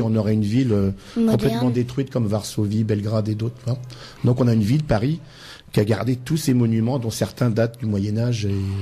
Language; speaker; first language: French; native; French